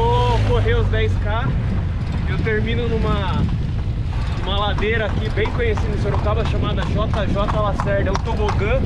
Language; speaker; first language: Portuguese; native; Portuguese